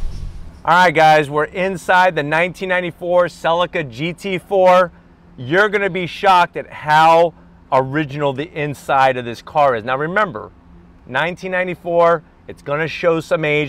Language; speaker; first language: English; native; English